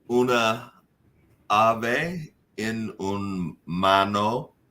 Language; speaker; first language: Spanish; non-native, learner; English